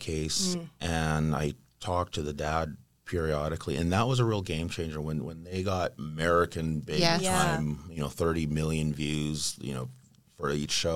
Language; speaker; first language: English; native; English